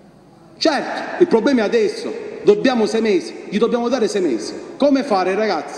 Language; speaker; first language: Italian; native; Italian